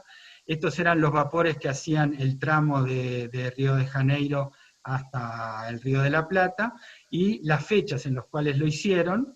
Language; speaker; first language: Spanish; native; Spanish